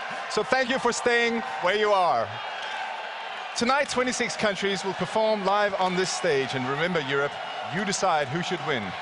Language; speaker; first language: English; non-native, fluent; Danish